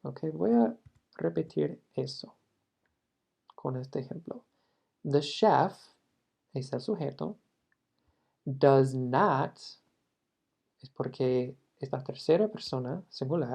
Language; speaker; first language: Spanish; non-native, fluent; English